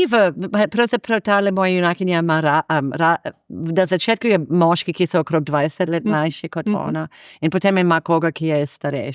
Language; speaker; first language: Slovenian; non-native, fluent; English